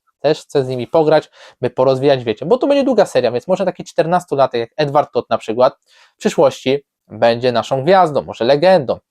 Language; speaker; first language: Polish; native; Polish